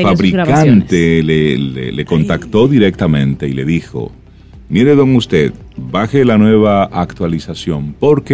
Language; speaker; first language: Spanish; native; Spanish